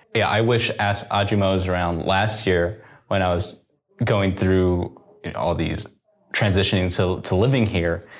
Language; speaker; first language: English; native; English